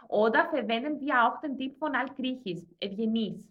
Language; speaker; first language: German; non-native, fluent; Greek